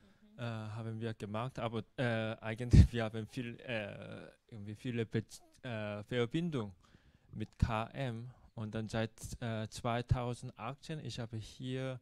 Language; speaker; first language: German; non-native, fluent; Korean